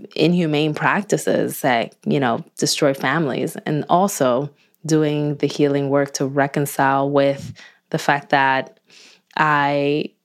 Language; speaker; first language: English; native; English